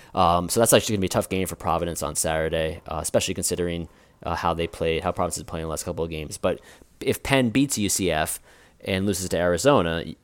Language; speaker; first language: English; native; English